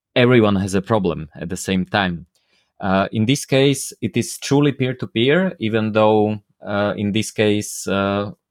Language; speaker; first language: English; non-native, fluent; Slovak